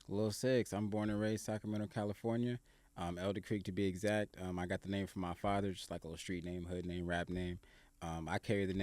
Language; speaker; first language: English; native; English